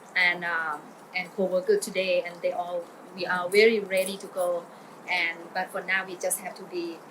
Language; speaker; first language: English; non-native, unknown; Thai